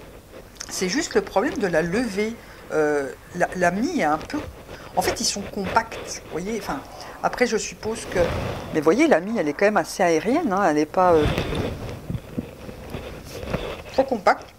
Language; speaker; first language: French; native; French